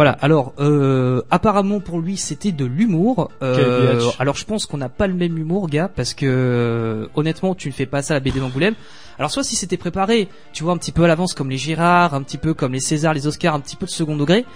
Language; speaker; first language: French; native; French